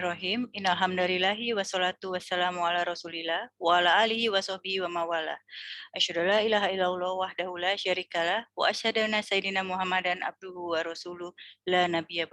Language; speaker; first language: Indonesian; native; Indonesian